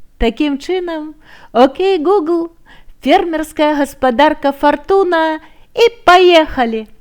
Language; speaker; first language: Belarusian; native; Belarusian